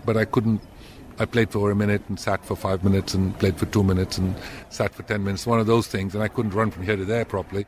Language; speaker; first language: English; non-native, local second language; Tamil